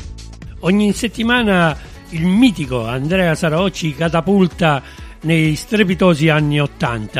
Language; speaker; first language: Italian; native; Italian